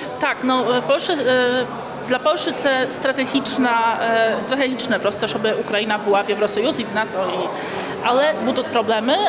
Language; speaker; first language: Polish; non-native, learner; Ukrainian